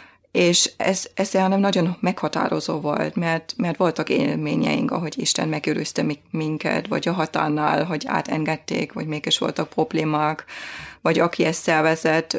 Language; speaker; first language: Hungarian; non-native, fluent; German